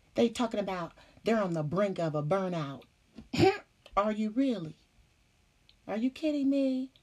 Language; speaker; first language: English; native; English